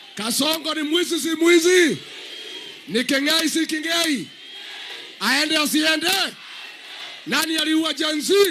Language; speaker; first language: Swahili; non-native, local second language; Kikuyu